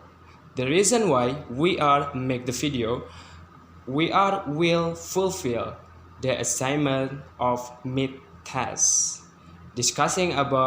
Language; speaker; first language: English; non-native, learner; Indonesian